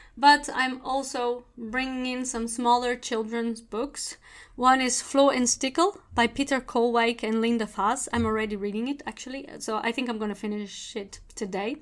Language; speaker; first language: English; non-native, fluent; Portuguese